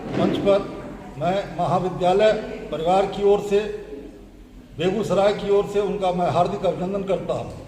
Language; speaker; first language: Hindi; native; Hindi